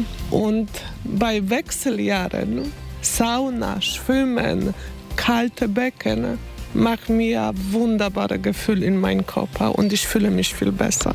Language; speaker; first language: German; non-native, fluent; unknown